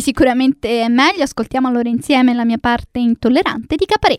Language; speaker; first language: Italian; native; Italian